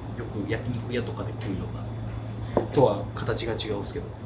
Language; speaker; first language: Japanese; native; Japanese